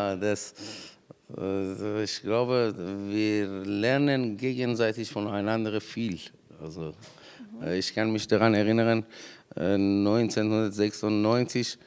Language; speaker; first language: German; non-native, fluent; Persian